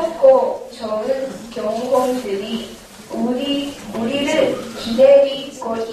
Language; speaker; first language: Korean; non-native, learner; English